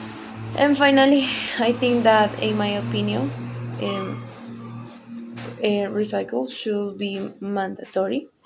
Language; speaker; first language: English; non-native, learner; Spanish